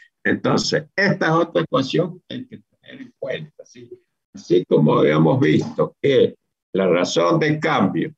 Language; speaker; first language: Spanish; native; Spanish